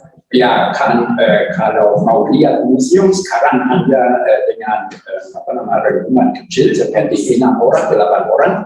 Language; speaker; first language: Indonesian; non-native, learner; German